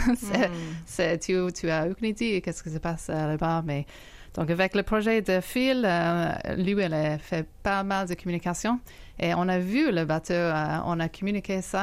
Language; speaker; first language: French; non-native, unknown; English